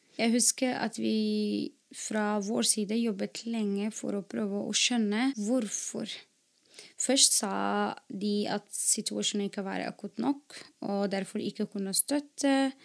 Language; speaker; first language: Norwegian; non-native, fluent; Arabic